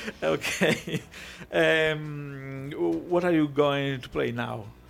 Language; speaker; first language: English; non-native, fluent; Italian